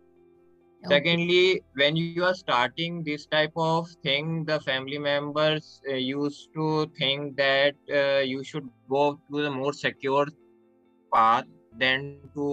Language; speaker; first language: English; non-native, local second language; Hindi